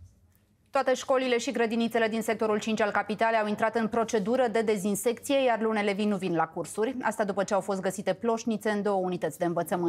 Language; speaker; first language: Romanian; native; Romanian